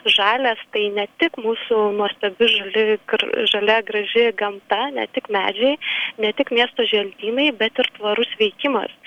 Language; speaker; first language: Lithuanian; native; Lithuanian